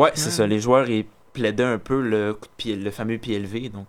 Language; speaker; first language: French; native; French